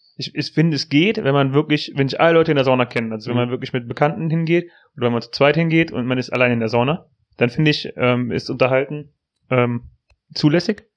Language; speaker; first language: German; native; German